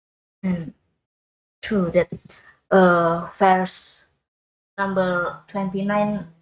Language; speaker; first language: English; non-native, learner; Indonesian